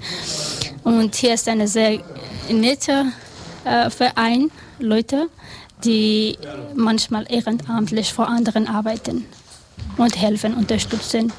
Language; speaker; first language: German; non-native, learner; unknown